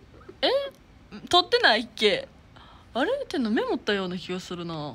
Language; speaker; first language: Japanese; native; Japanese